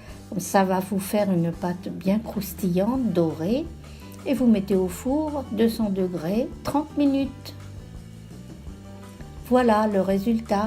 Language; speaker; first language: French; native; French